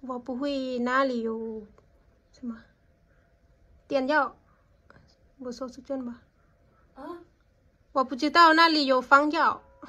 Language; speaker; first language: Chinese; non-native, learner; Lao